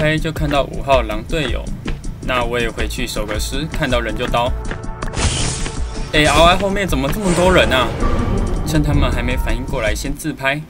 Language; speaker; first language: Chinese; native; Chinese